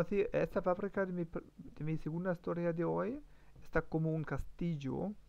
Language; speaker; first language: Spanish; non-native, learner; German